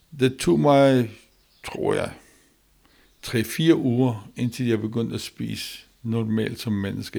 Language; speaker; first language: Danish; non-native, learner; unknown